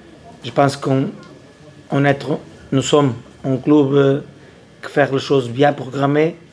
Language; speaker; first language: French; non-native, learner; Portuguese